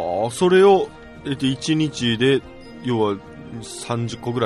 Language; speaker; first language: Japanese; native; Japanese